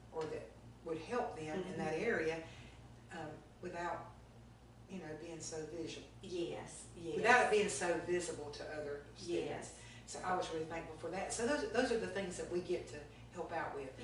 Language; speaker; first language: English; native; English